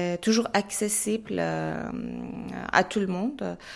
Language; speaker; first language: French; non-native, fluent; Persian